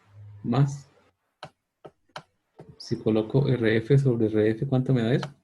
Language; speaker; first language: Spanish; native; Spanish